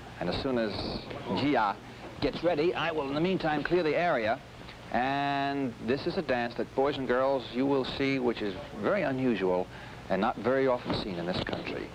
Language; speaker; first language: English; native; English